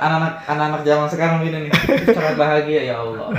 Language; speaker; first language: Indonesian; native; Indonesian